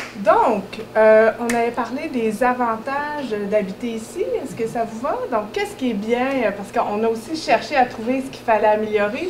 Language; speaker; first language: French; native; French